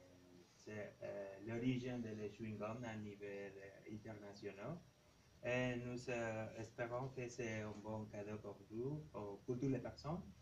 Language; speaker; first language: French; non-native, learner; Spanish